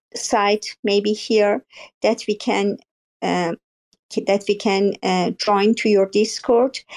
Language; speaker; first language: English; non-native, learner; Persian